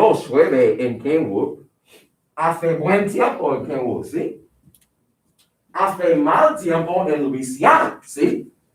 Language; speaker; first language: Spanish; non-native, fluent; English